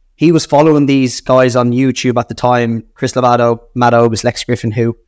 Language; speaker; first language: English; native; English